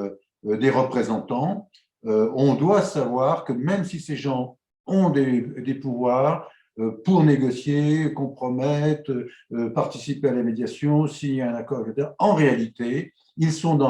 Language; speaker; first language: French; native; French